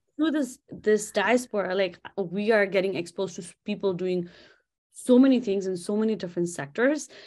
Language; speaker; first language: English; non-native, local second language; Nepali